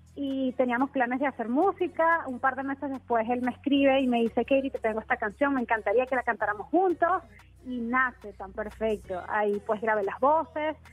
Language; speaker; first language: Spanish; native; Spanish